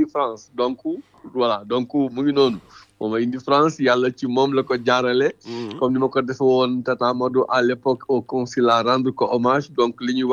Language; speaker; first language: French; non-native, local second language; Wolof